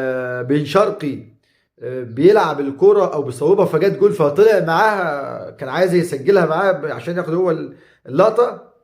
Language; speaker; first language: Arabic; native; Arabic